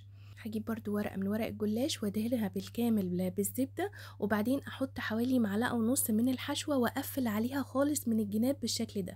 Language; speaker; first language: Arabic; native; Arabic